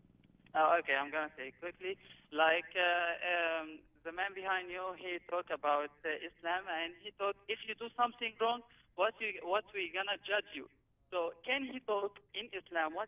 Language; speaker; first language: English; non-native, learner; Arabic